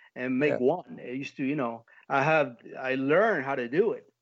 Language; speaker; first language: English; early bilingual, heritage; Spanish